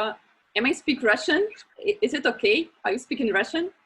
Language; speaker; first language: English; non-native, learner; Russian